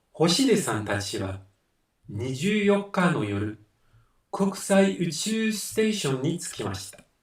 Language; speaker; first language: Japanese; non-native, fluent; French